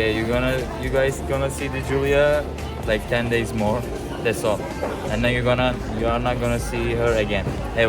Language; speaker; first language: English; non-native, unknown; Turkish